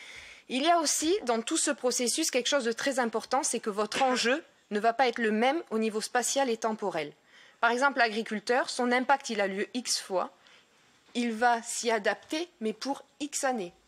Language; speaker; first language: French; native; French